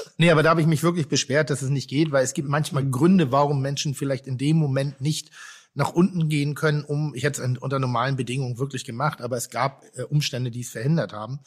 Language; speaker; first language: German; native; German